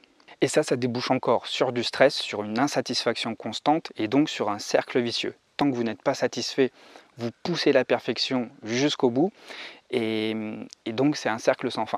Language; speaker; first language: French; native; French